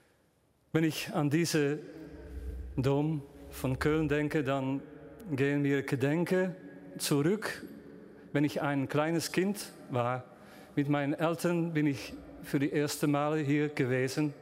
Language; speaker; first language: German; non-native, learner; Dutch